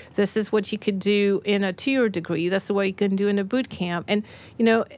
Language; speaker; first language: English; non-native, fluent; French